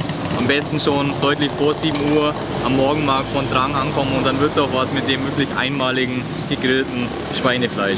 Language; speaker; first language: German; native; German